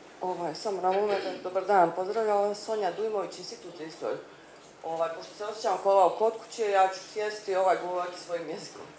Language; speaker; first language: Bosnian; native; Bosnian